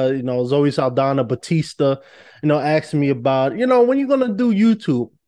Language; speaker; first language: English; native; English